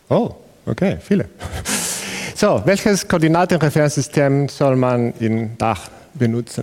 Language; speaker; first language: German; non-native, fluent; Spanish